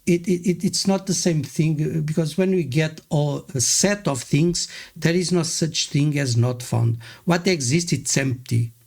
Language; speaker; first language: English; non-native, fluent; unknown